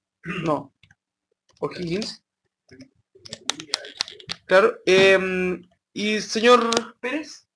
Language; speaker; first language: Spanish; native; Spanish